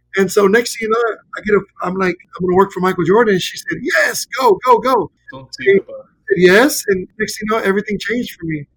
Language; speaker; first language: English; native; English